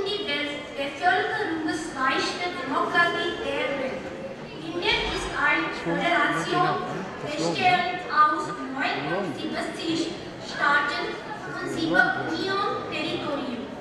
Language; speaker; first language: German; non-native, fluent; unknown